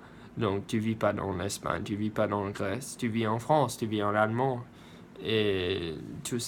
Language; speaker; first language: French; non-native, learner; English